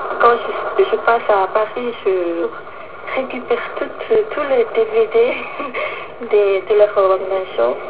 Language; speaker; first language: French; non-native, fluent; Korean